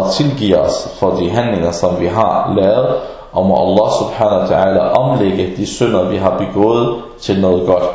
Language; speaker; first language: Danish; early bilingual, other home language; Arabic